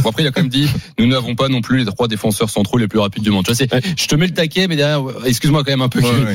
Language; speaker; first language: French; native; French